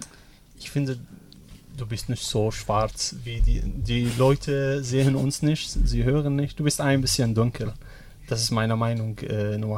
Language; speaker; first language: German; non-native, learner; Arabic